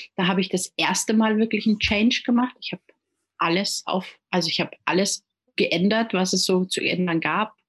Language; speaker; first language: German; native; German